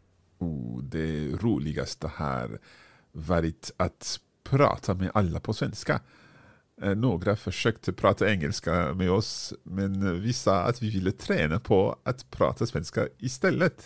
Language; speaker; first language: Swedish; non-native, learner; English